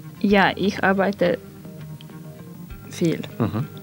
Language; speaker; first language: German; non-native, learner; Russian